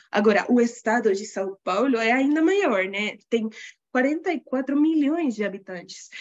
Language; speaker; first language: Portuguese; non-native, fluent; Spanish